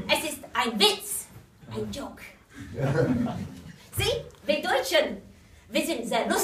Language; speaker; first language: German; non-native, learner; English